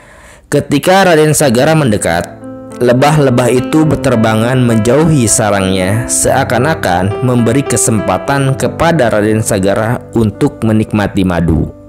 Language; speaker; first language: Indonesian; native; Indonesian